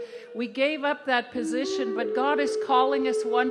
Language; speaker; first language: English; non-native, fluent; Cree